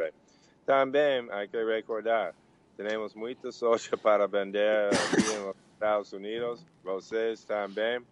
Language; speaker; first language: Portuguese; non-native, learner; English